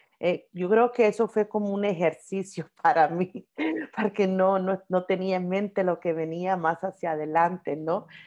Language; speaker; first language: Spanish; early bilingual, heritage; Spanish